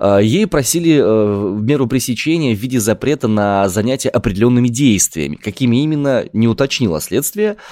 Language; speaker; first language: Russian; native; Russian